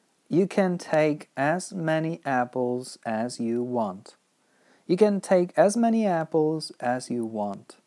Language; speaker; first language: English; non-native, fluent; Polish